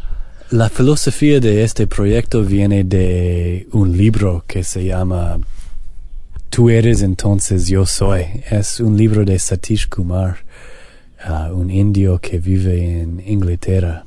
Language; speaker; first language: Spanish; non-native, learner; English